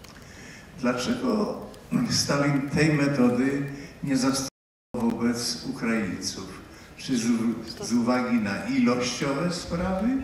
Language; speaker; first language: Polish; native; Polish